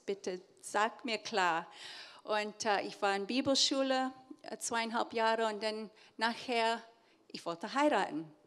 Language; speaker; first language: German; early bilingual, heritage; English